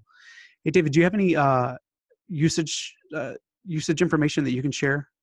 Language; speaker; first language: English; native; English